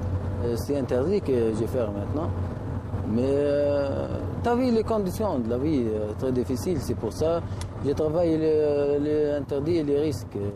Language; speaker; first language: French; non-native, local second language; Arabic